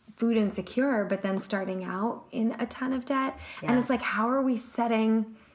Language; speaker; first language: English; native; English